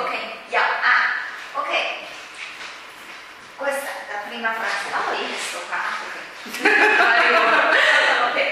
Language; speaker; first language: Italian; non-native, fluent; Chinese